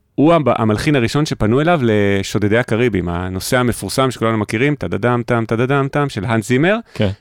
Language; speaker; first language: Hebrew; native; Hebrew